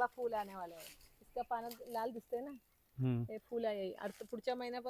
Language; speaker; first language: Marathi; non-native, learner; Malayalam